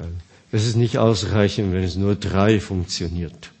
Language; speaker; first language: German; non-native, fluent; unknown